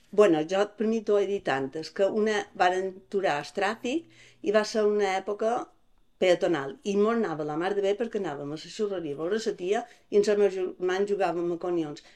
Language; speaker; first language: Catalan; native; Catalan